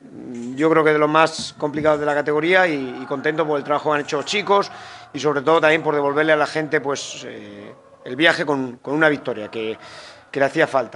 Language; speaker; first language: Spanish; native; Spanish